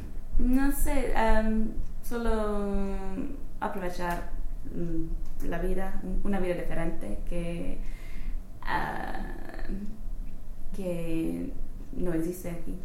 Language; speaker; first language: Spanish; non-native, learner; English